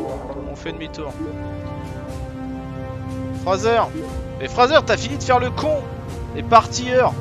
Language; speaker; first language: French; native; French